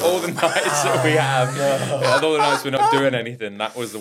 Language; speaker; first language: English; native; English